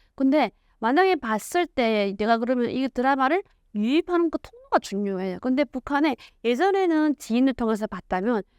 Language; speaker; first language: Korean; native; Korean